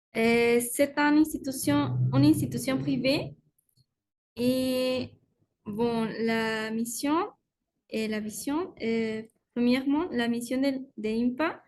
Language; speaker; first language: French; non-native, learner; Spanish